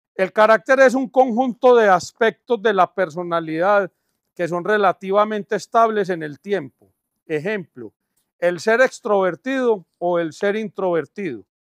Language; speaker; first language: Spanish; native; Spanish